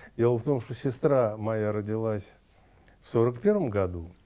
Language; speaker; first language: Russian; native; Russian